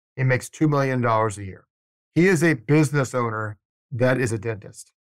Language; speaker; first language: English; native; English